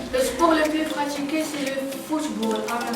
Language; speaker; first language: French; non-native, learner; Arabic